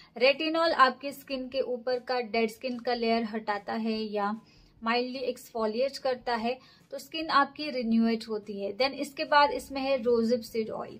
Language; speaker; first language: Hindi; native; Hindi